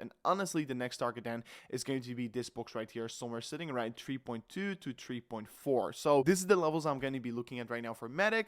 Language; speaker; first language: English; non-native, fluent; Dutch